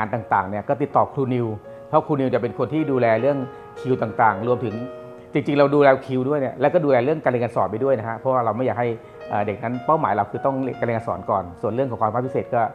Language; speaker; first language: Thai; native; Thai